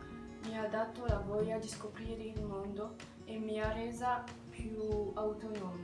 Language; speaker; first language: Italian; non-native, fluent; French